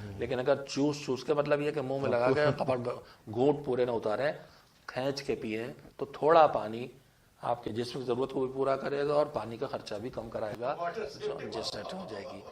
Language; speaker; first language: Urdu; native; Urdu